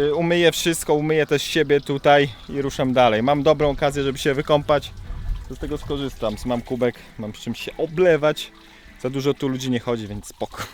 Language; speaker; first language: Polish; native; Polish